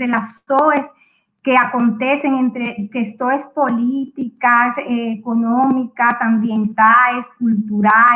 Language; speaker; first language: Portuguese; non-native, fluent; Spanish